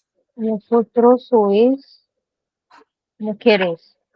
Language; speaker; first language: Spanish; non-native, learner; Hindi